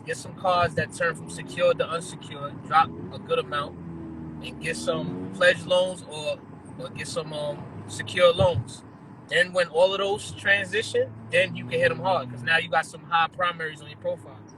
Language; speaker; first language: English; native; English